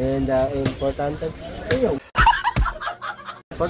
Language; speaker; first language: English; non-native, learner; Filipino